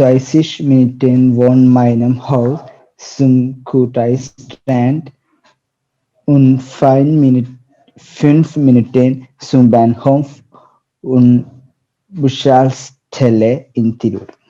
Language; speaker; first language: German; non-native, learner; Malayalam